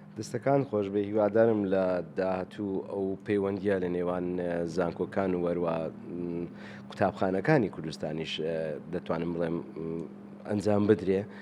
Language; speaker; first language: Central Kurdish; native; Central Kurdish